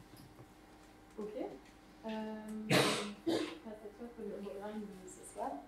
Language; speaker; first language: French; non-native, fluent; Dutch